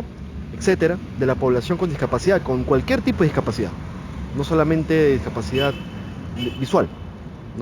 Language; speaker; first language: Spanish; native; Spanish